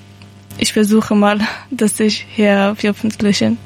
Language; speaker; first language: German; non-native, learner; Persian